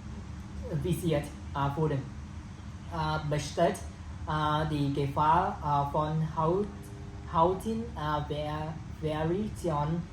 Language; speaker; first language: German; non-native, learner; Vietnamese